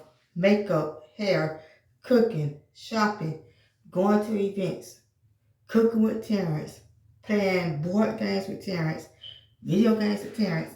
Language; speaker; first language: English; native; English